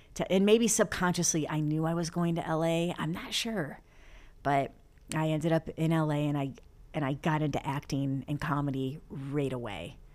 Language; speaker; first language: English; native; English